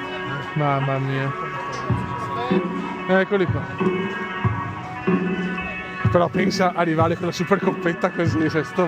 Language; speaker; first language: Italian; native; Italian